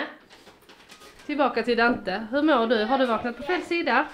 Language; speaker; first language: Swedish; native; Swedish